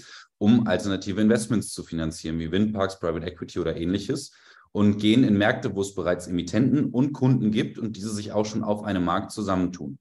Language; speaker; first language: German; native; German